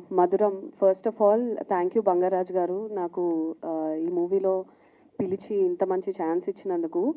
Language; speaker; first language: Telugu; non-native, learner; Hindi